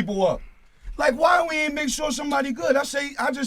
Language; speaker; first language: English; native; English